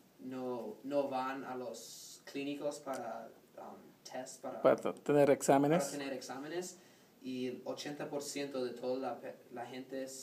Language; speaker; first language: Spanish; non-native, learner; English